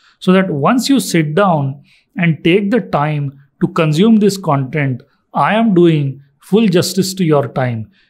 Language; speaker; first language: English; non-native, local second language; Marathi